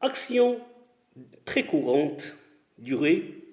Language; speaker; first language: French; non-native, local second language; Arabic